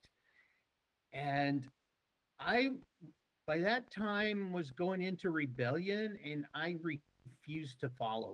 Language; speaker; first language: English; native; English